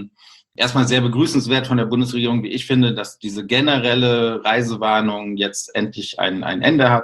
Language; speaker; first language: German; native; German